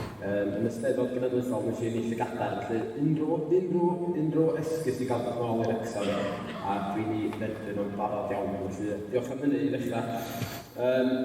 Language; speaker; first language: Welsh; native; Welsh